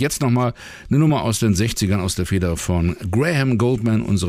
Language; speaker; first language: German; native; German